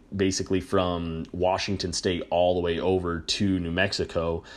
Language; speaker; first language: English; native; English